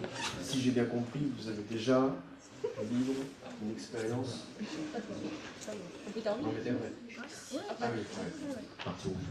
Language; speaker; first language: French; native; French